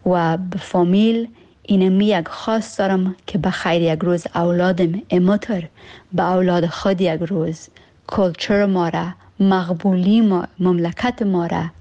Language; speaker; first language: Persian; early bilingual, heritage; Persian